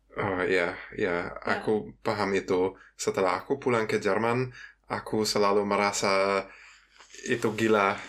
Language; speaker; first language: Indonesian; non-native, fluent; German